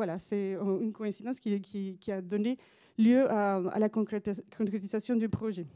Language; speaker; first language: French; non-native, fluent; Spanish